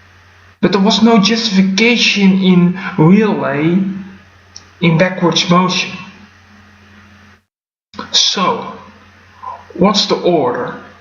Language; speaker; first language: English; non-native, fluent; Dutch